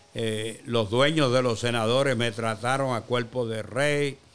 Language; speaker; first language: Spanish; native; Spanish